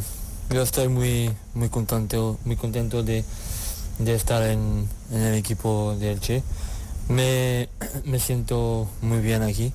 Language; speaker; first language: Spanish; non-native, learner; French